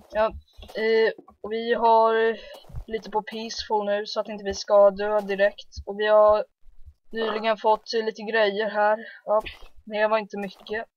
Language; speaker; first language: Swedish; early bilingual, heritage; Swedish